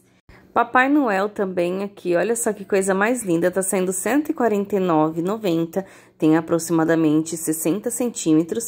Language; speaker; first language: Portuguese; native; Portuguese